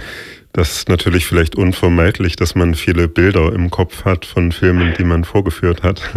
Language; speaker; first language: German; native; German